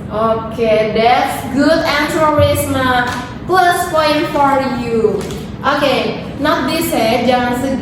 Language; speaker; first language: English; non-native, learner; Indonesian